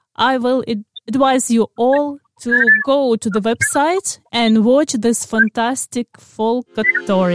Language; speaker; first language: English; non-native, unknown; Ukrainian